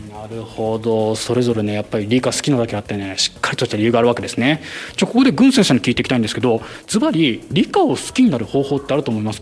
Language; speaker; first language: Japanese; native; Japanese